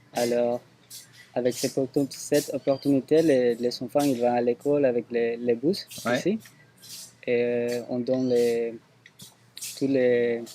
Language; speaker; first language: French; non-native, fluent; Spanish